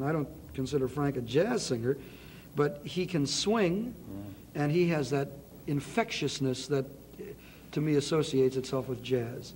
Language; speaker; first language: English; native; English